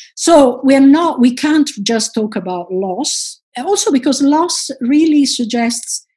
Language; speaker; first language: English; non-native, fluent; Italian